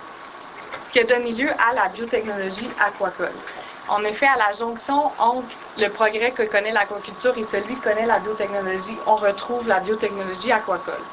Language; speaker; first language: French; native; French